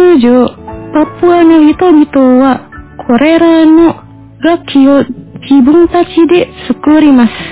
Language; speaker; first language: Japanese; non-native, fluent; Indonesian